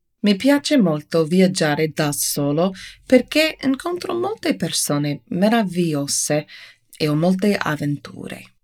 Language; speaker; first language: Italian; non-native, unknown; English